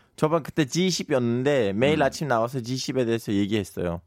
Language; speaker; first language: Korean; non-native, fluent; Turkish